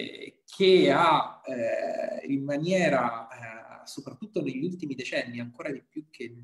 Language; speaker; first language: Italian; native; Italian